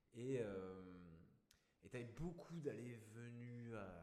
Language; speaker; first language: French; native; French